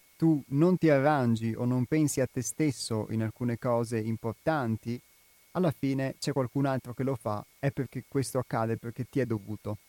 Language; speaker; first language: Italian; non-native, fluent; Albanian